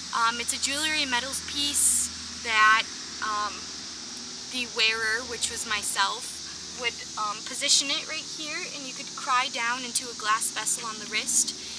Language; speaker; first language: English; native; English